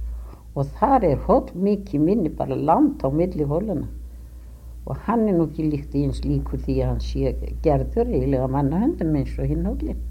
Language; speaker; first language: Icelandic; native; Icelandic